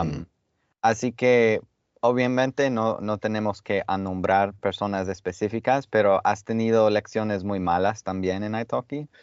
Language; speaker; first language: Spanish; non-native, fluent; English